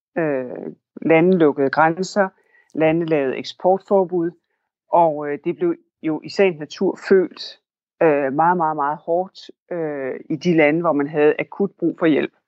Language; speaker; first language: Danish; native; Danish